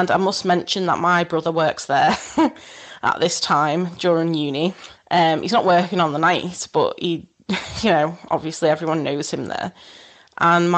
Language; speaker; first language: English; native; English